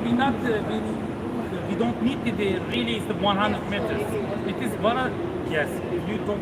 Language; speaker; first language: English; non-native, fluent; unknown